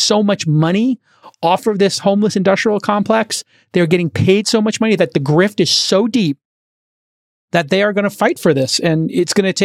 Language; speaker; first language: English; native; English